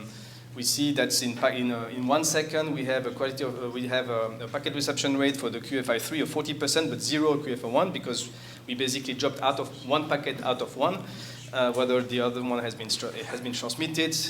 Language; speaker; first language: English; non-native, fluent; French